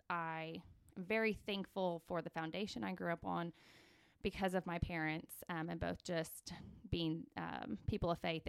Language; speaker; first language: English; native; English